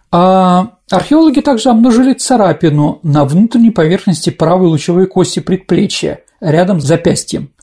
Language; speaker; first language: Russian; native; Russian